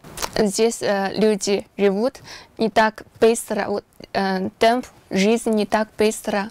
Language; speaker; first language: Russian; non-native, learner; Chinese